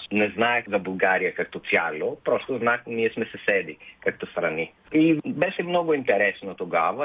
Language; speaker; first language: Bulgarian; non-native, fluent; Greek